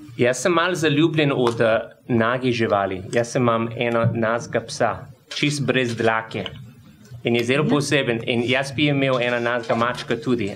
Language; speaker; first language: Slovenian; non-native, learner; English